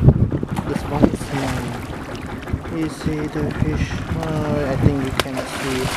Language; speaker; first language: English; non-native, learner; Khmer